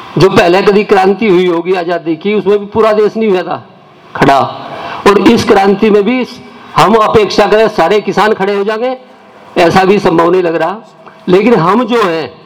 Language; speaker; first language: Hindi; native; Hindi